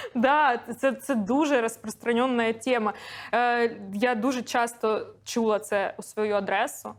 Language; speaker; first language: Ukrainian; non-native, local second language; Russian